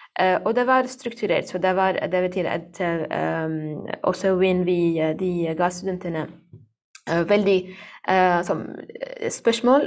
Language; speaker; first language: Norwegian; non-native, learner; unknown